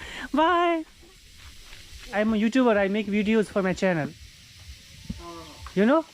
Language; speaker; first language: Hindi; native; Hindi